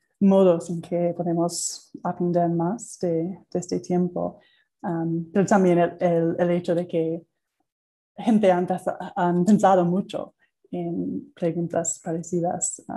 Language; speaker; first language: Spanish; non-native, fluent; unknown